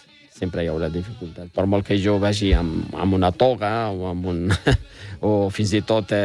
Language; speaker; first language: Catalan; non-native, fluent; Riffian